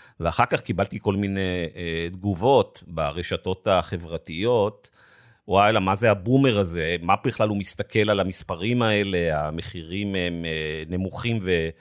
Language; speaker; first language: Hebrew; native; Hebrew